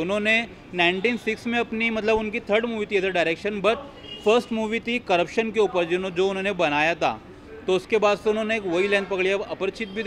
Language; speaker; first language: Hindi; native; Hindi